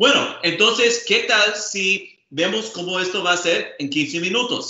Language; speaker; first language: Spanish; early bilingual, heritage; Spanish